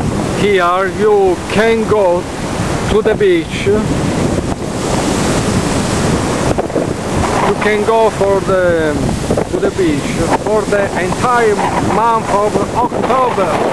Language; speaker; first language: English; non-native, learner; Italian